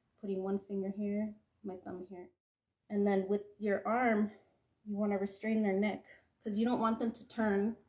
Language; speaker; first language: English; native; English